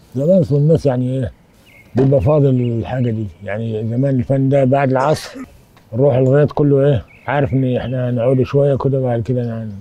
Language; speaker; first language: Egyptian Arabic; non-native, local second language; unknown